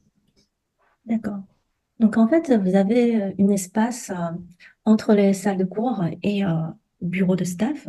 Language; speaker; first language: French; non-native, fluent; Chinese